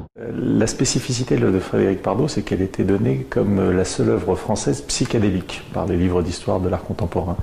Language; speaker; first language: French; native; French